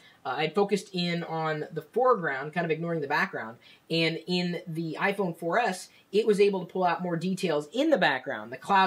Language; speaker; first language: English; native; English